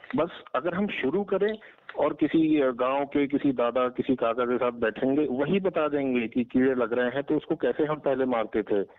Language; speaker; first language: Hindi; native; Hindi